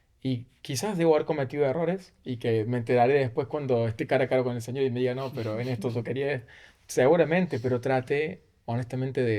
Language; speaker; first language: Spanish; native; Spanish